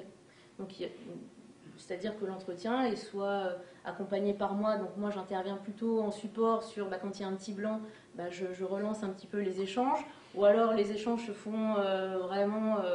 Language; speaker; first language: French; native; French